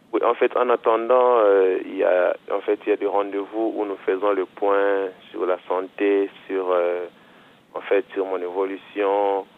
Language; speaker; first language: French; non-native, local second language; Lingala